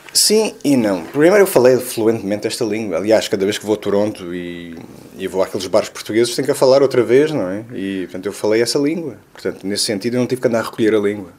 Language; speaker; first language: Portuguese; native; Portuguese